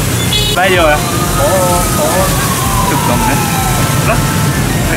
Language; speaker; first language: Vietnamese; non-native, learner; Japanese